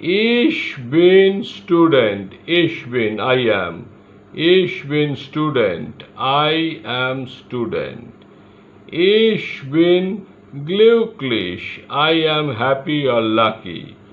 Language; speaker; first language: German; non-native, learner; Bangla